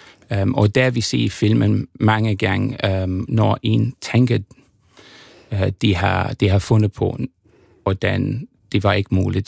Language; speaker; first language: Danish; non-native, learner; English